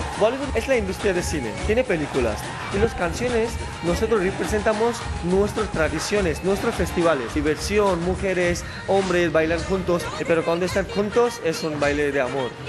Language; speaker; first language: Spanish; non-native, fluent; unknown